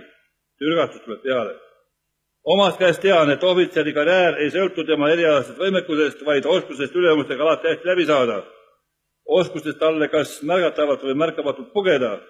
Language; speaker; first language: Estonian; native; Estonian